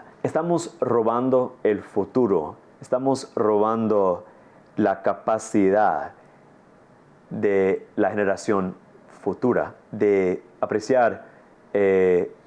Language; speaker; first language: Spanish; non-native, fluent; English